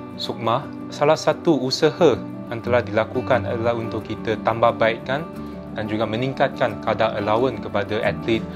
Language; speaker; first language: Malay; non-native, local second language; Chinese